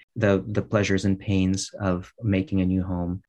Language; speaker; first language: English; early bilingual, other home language; Russian